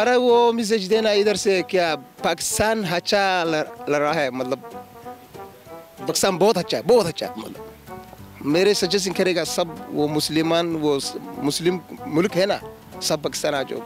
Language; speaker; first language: Hindi; non-native, learner; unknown